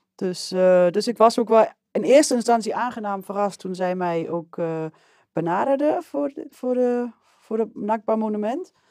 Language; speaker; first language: Dutch; early bilingual, other home language; Arabic